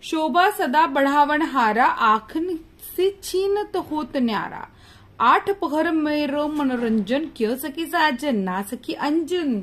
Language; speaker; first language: Hindi; non-native, local second language; Marathi